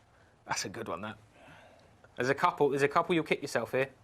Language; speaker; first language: English; native; English